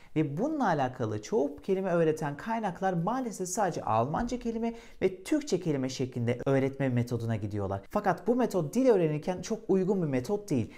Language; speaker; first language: Turkish; native; Turkish